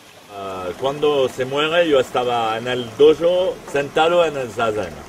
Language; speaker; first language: Spanish; non-native, fluent; French